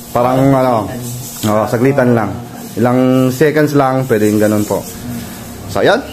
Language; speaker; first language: Filipino; non-native, local second language; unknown